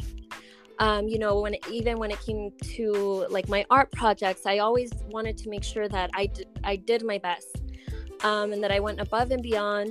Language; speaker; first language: English; native; English